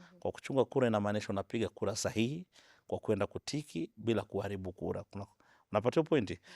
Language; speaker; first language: Swahili; non-native, local second language; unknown